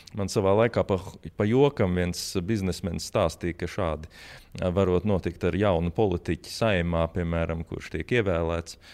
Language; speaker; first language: Latvian; native; Latvian